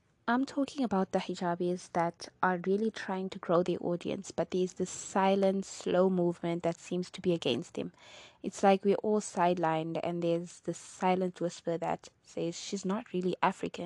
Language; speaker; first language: English; non-native, local second language; Nyanja